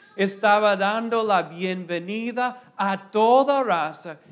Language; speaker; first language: Spanish; non-native, fluent; English